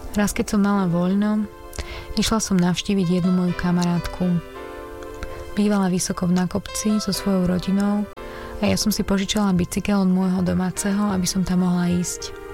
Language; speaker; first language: Slovak; native; Slovak